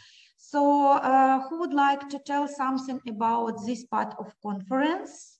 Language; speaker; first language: English; non-native, learner; Ukrainian